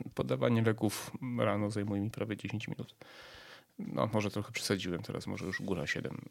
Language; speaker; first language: Polish; native; Polish